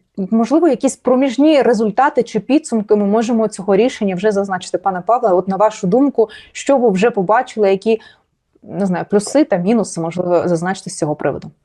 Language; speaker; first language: Ukrainian; native; Ukrainian